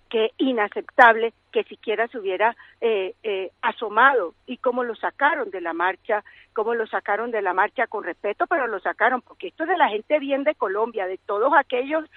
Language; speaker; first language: Spanish; native; Spanish